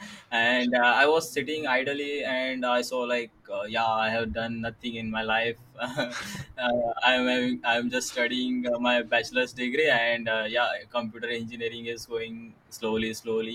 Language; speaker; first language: English; non-native, local second language; Marathi